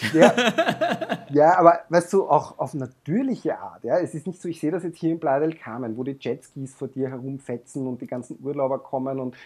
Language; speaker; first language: German; native; German